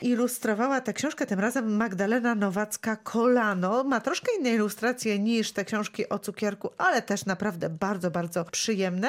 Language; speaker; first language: Polish; native; Polish